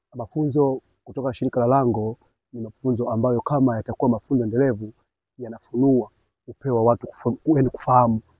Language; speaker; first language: Swahili; native; Swahili